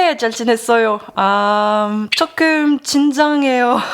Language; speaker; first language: Korean; non-native, learner; French